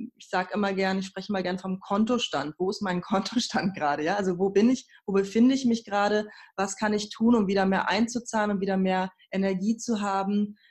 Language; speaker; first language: German; early bilingual, other home language; Persian